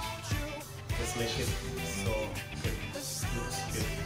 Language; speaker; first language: English; non-native, learner; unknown